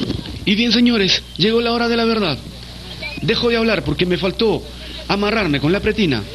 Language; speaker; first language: Spanish; native; Spanish